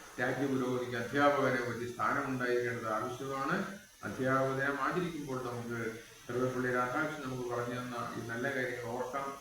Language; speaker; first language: Malayalam; native; Malayalam